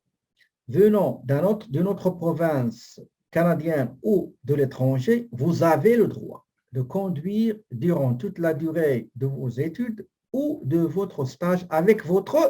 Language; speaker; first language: French; non-native, local second language; Arabic